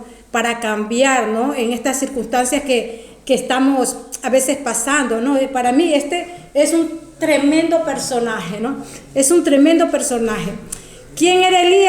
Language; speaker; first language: Spanish; native; Spanish